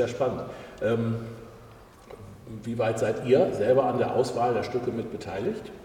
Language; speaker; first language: German; native; German